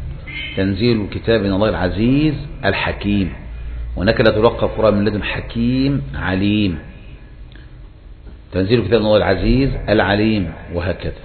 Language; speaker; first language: Arabic; native; Arabic